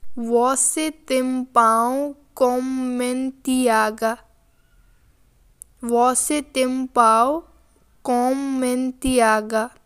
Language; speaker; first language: Portuguese; non-native, learner; Urdu